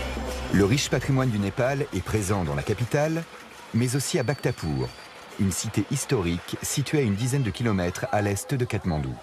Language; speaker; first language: French; native; French